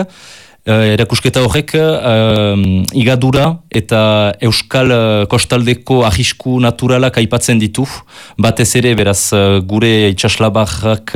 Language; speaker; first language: Basque; native; Basque